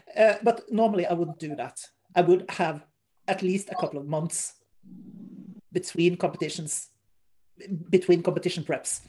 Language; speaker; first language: English; non-native, fluent; Norwegian